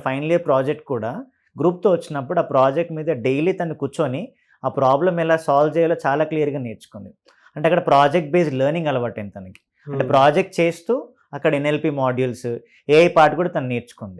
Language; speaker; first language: Telugu; native; Telugu